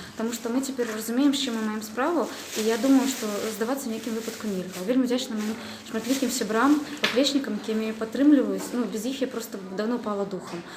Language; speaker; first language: Belarusian; non-native, local second language; Russian